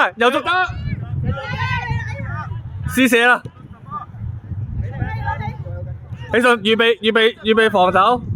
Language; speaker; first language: Cantonese; native; Cantonese